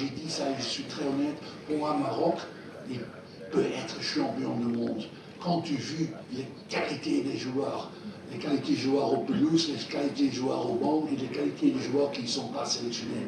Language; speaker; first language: French; non-native, fluent; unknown